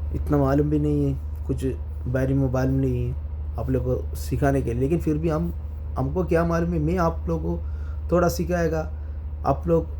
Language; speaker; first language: Hindi; non-native, local second language; Malayalam